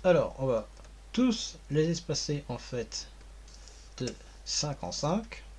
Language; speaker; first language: French; native; French